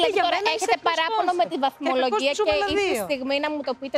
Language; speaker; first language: Greek; native; Greek